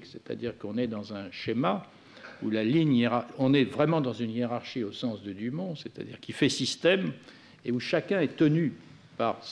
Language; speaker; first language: French; native; French